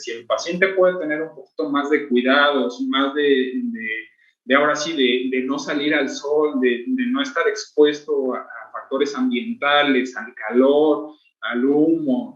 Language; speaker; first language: Spanish; native; Spanish